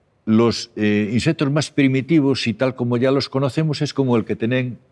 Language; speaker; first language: Spanish; native; Spanish